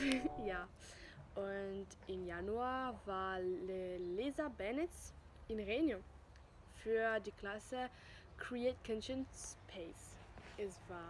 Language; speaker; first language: German; non-native, fluent; French